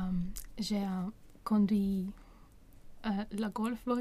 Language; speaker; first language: French; non-native, learner; Swedish